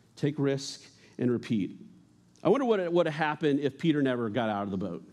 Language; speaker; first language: English; native; English